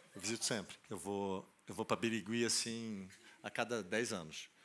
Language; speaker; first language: Portuguese; native; Portuguese